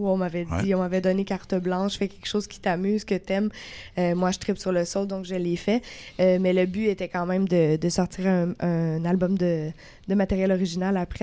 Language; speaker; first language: French; native; French